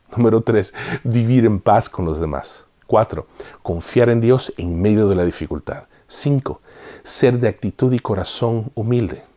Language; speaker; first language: Spanish; native; Spanish